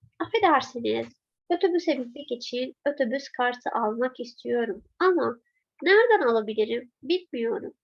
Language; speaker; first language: Turkish; non-native, fluent; Arabic